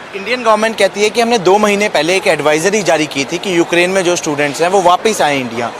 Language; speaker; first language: Hindi; non-native, local second language; Punjabi